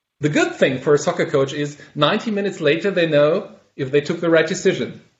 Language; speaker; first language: English; non-native, fluent; German